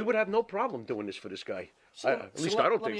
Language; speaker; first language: English; native; English